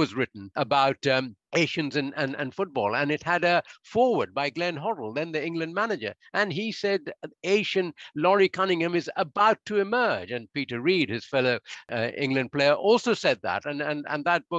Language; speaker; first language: English; non-native, local second language; Bangla